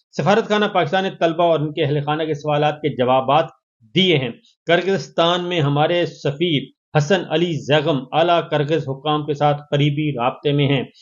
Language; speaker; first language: Urdu; native; Urdu